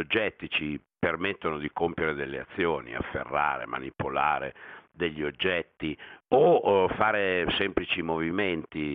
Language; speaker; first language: Italian; native; Italian